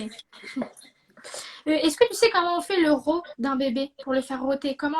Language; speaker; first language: French; native; French